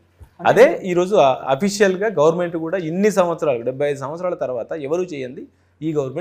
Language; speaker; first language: Telugu; native; Telugu